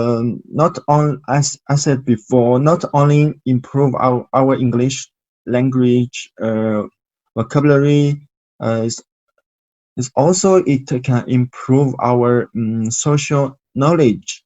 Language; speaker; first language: English; non-native, learner; Chinese